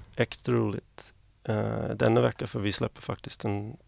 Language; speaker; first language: Swedish; non-native, fluent; English